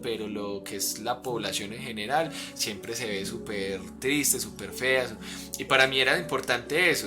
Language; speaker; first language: Spanish; native; Spanish